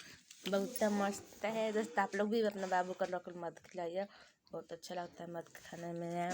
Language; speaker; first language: Hindi; non-native, local second language; Bhojpuri